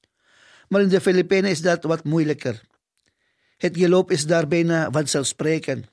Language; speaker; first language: Dutch; non-native, fluent; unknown